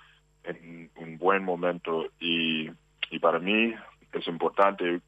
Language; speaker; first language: Spanish; non-native, fluent; English